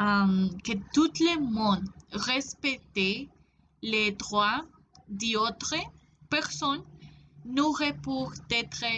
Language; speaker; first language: French; non-native, learner; Spanish